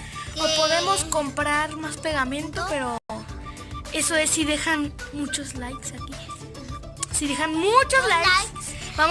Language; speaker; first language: Spanish; native; Spanish